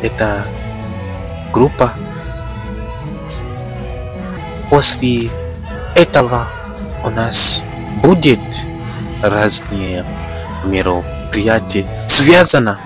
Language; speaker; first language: Russian; non-native, learner; Bemba